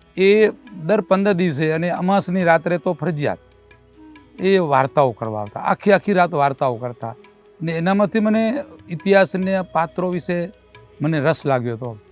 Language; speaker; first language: Gujarati; non-native, local second language; Kachhi